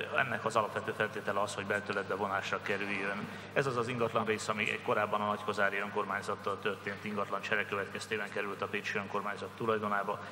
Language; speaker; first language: Hungarian; native; Hungarian